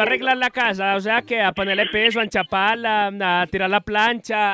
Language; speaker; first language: Spanish; native; Spanish